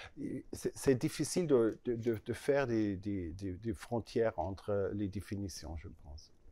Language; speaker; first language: French; non-native, learner; German